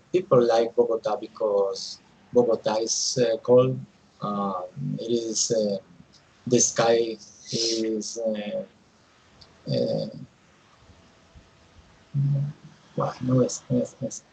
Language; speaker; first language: English; non-native, learner; Spanish